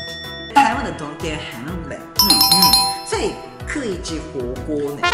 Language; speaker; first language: Chinese; non-native, fluent; Japanese